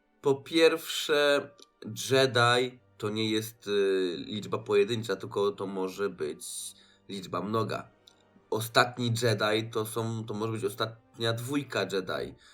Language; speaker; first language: Polish; native; Polish